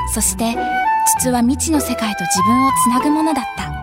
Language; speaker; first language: Japanese; native; Japanese